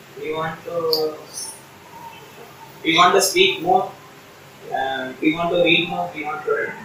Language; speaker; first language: English; non-native, learner; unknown